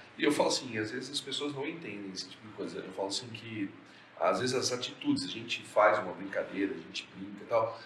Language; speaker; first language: Portuguese; native; Portuguese